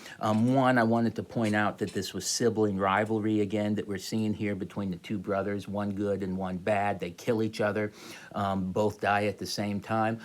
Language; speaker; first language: English; native; English